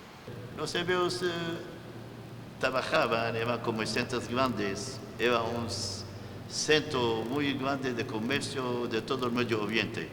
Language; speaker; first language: Spanish; non-native, fluent; Arabic